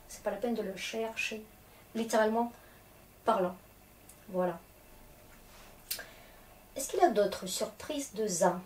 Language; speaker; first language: French; non-native, fluent; Russian